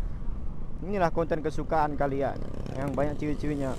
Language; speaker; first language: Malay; non-native, local second language; Javanese